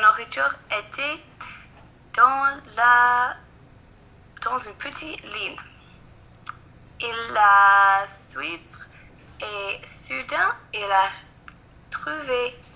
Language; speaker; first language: French; non-native, learner; English